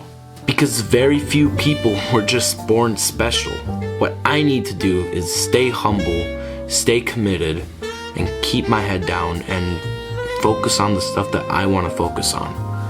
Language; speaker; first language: English; native; English